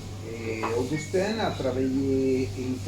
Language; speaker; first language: French; non-native, fluent; Italian